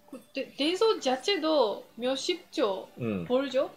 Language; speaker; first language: Korean; non-native, fluent; Japanese